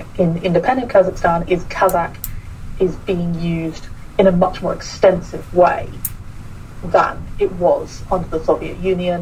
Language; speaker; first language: English; native; English